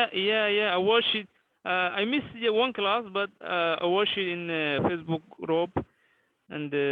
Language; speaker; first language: English; non-native, learner; Arabic